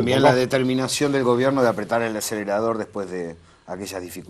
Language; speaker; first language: Spanish; native; Spanish